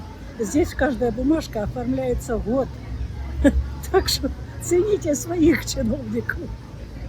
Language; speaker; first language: Russian; native; Russian